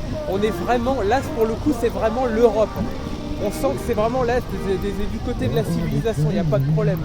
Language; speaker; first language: French; native; French